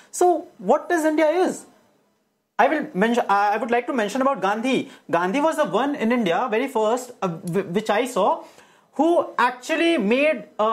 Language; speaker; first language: English; non-native, local second language; Hindi